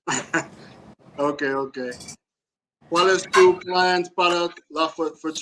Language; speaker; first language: Spanish; non-native, learner; English